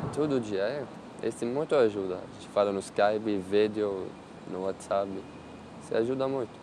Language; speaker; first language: Portuguese; non-native, learner; Arabic